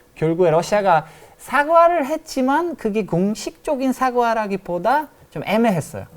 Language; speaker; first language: Korean; non-native, fluent; Polish